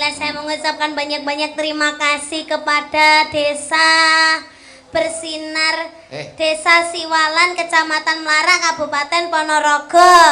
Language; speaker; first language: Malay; non-native, local second language; Javanese